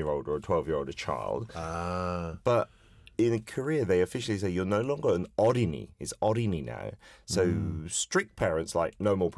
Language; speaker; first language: English; native; English